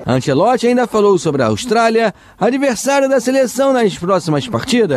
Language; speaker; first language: Portuguese; native; Portuguese